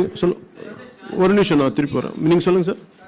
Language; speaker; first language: Tamil; non-native, local second language; Telugu